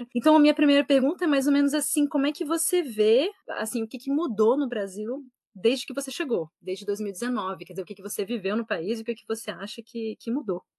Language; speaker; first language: Portuguese; native; Portuguese